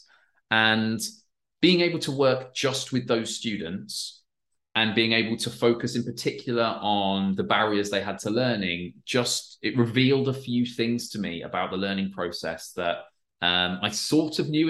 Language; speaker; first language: English; native; English